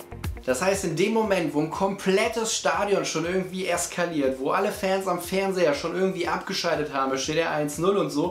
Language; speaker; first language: German; native; German